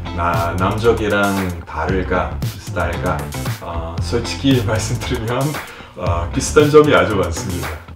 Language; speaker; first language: Korean; non-native, fluent; Portuguese